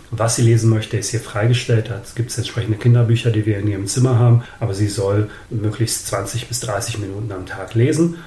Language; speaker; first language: German; early bilingual, other home language; Serbian